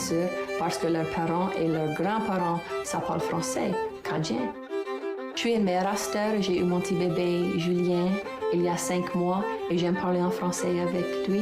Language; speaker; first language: French; non-native, fluent; English